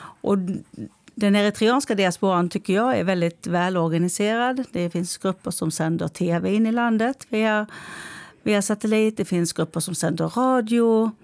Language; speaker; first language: Swedish; native; Swedish